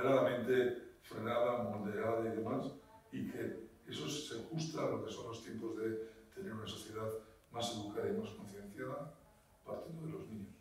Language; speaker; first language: Spanish; native; Spanish